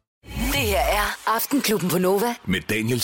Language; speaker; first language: Danish; native; Danish